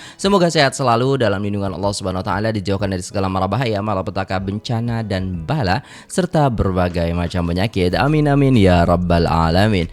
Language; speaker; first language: Indonesian; native; Indonesian